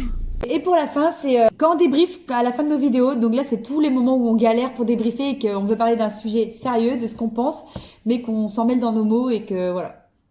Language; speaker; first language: French; native; French